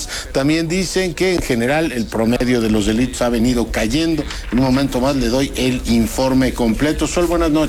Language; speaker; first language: Spanish; native; Spanish